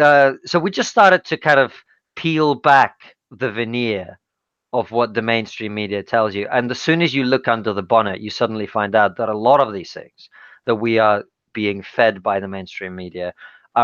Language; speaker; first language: English; non-native, fluent; Russian